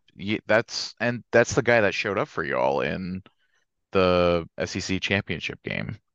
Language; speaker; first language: English; native; English